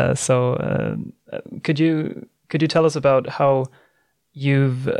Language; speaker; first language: English; non-native, fluent; Swedish